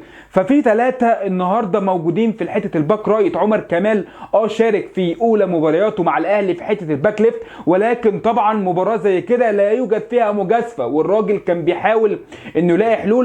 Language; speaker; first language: Arabic; native; Arabic